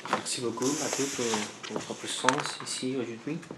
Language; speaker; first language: French; non-native, fluent; Spanish